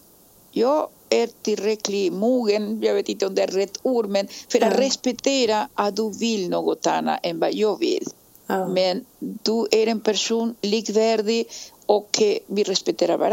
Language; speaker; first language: Swedish; non-native, fluent; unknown